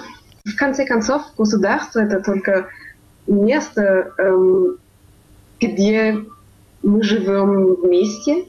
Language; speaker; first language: Russian; non-native, fluent; German